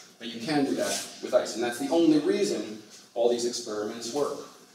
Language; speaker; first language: English; native; English